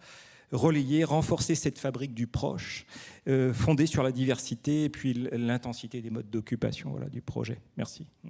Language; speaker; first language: French; native; French